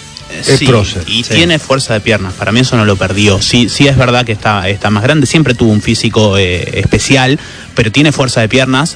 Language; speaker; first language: Spanish; native; Spanish